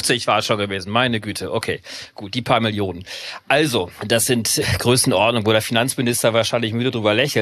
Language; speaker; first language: German; native; German